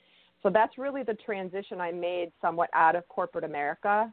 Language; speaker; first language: English; native; English